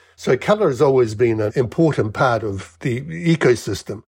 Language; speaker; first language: English; native; English